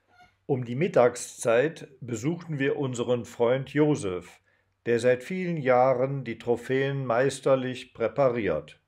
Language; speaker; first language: German; native; German